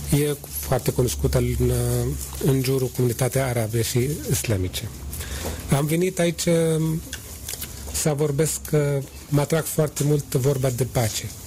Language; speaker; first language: Romanian; non-native, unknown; Arabic